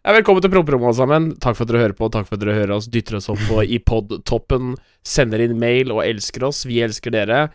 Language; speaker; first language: Norwegian; native; Norwegian